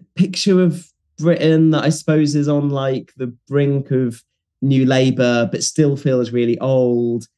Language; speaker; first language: English; native; English